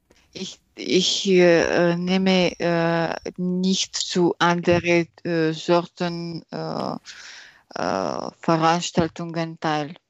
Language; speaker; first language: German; non-native, learner; French